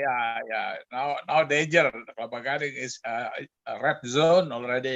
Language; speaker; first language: English; non-native, learner; Indonesian